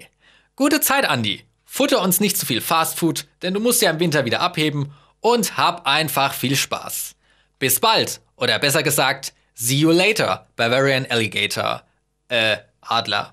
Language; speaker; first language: German; native; German